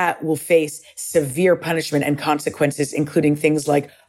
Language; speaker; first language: English; native; English